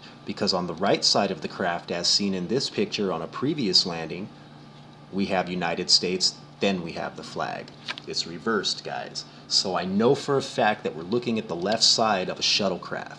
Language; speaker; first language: English; native; English